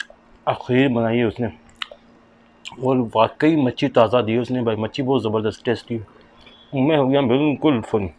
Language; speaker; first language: Hindi; native; Hindi